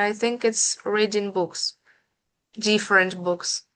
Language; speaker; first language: English; non-native, learner; Russian